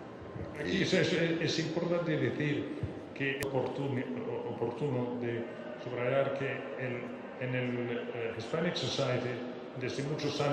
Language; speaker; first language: Spanish; non-native, fluent; French